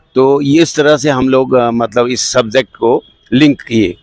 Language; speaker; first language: Hindi; native; Hindi